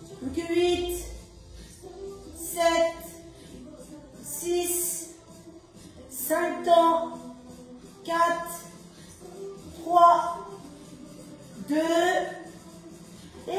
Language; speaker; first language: French; native; French